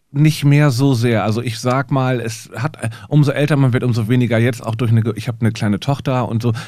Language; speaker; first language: German; native; German